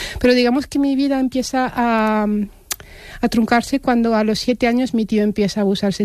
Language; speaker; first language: Spanish; non-native, fluent; Romanian